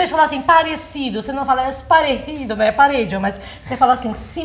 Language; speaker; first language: Portuguese; native; Portuguese